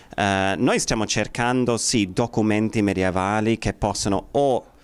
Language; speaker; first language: Italian; non-native, fluent; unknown